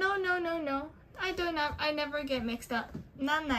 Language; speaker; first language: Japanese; early bilingual, heritage; Japanese